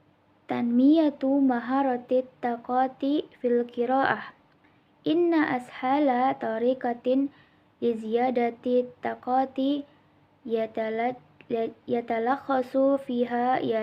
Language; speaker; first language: Arabic; non-native, learner; Indonesian